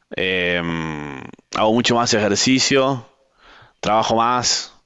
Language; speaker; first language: Spanish; native; Spanish